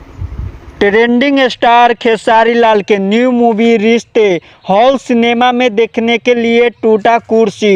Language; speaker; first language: Hindi; non-native, local second language; Bhojpuri